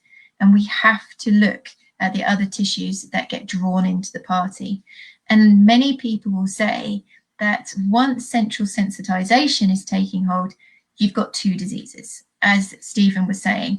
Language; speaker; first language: English; native; English